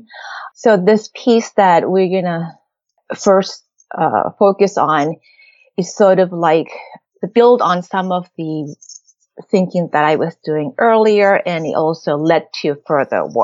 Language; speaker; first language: English; non-native, fluent; Japanese